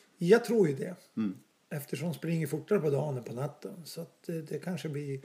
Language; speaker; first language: Swedish; native; Swedish